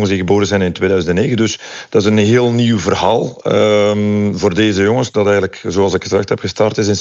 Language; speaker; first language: Dutch; native; Dutch